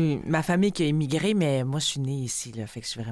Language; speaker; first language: French; native; French